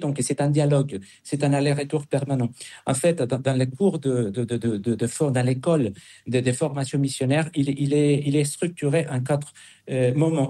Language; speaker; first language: French; non-native, fluent; Spanish